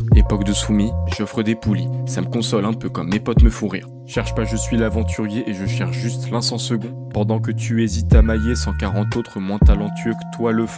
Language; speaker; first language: French; native; French